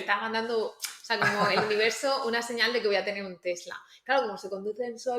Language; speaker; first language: Spanish; native; Spanish